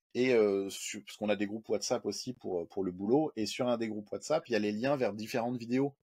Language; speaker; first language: French; native; French